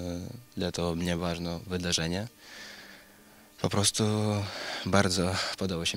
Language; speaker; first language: Polish; early bilingual, heritage; Polish